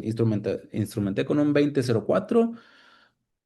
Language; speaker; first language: Spanish; native; Spanish